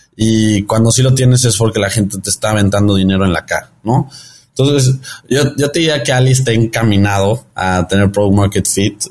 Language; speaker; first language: Spanish; early bilingual, heritage; Spanish